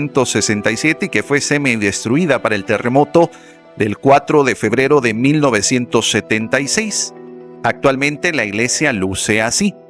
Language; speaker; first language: Spanish; native; Spanish